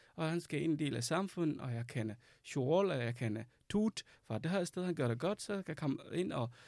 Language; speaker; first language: Danish; non-native, fluent; Arabic